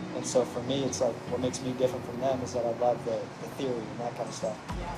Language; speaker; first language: English; native; English